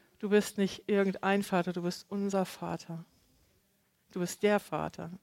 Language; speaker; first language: German; native; German